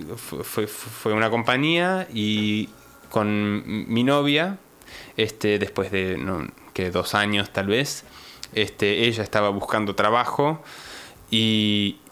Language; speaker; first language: Spanish; native; Spanish